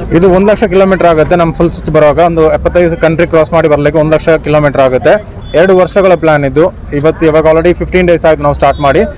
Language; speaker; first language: Kannada; native; Kannada